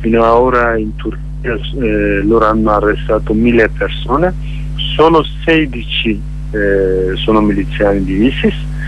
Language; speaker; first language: Italian; non-native, learner; Kurdish